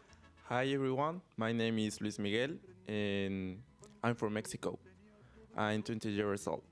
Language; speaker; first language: English; non-native, learner; Spanish